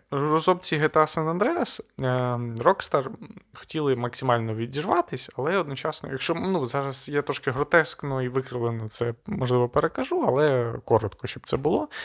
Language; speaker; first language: Ukrainian; non-native, local second language; Russian